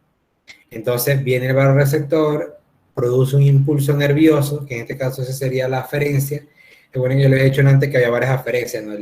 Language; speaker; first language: Spanish; native; Spanish